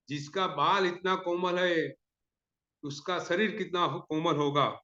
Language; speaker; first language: Hindi; non-native, local second language; Gujarati